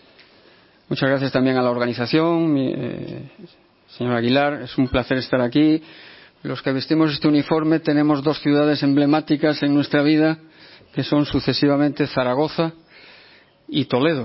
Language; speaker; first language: Spanish; native; Spanish